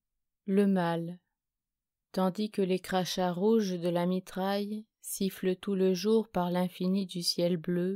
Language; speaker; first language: French; native; French